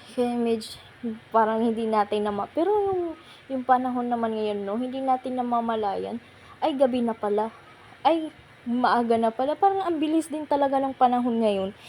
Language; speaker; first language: Filipino; non-native, local second language; Waray